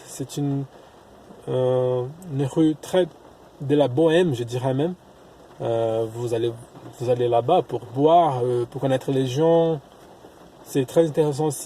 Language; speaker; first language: French; non-native, fluent; Portuguese